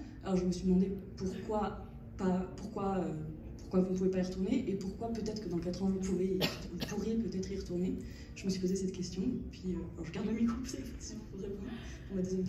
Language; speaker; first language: French; native; French